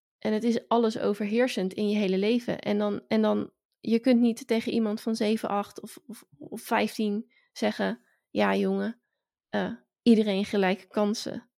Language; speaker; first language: Dutch; native; Dutch